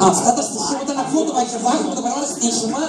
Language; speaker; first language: Greek; native; Greek